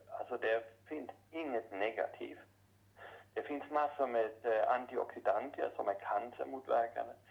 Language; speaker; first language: Swedish; non-native, fluent; German